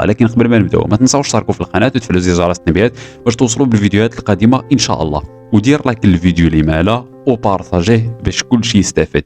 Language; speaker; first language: Arabic; native; Arabic